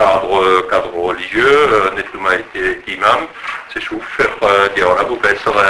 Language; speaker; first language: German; non-native, learner; French